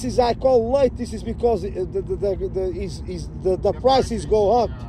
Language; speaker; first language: English; non-native, learner; Portuguese